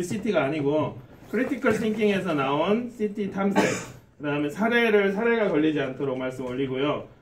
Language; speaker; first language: Korean; native; Korean